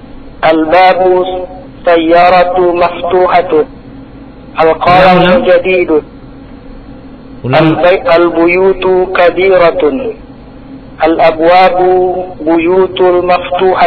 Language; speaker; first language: Arabic; non-native, learner; Indonesian